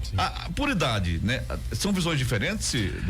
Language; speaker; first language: Portuguese; native; Portuguese